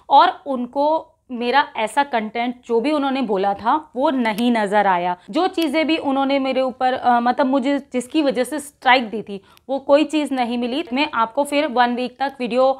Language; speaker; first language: Hindi; native; Hindi